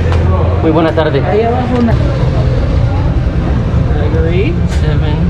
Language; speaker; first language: Spanish; non-native, learner; English